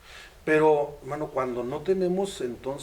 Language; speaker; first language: Spanish; native; Spanish